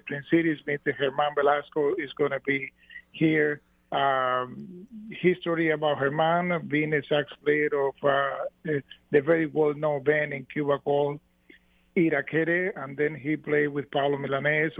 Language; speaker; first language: English; non-native, fluent; Spanish